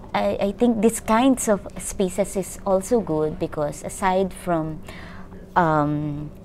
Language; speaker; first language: English; non-native, local second language; Filipino